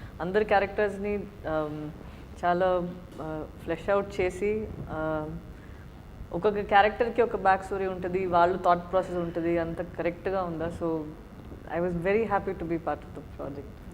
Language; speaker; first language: Telugu; non-native, fluent; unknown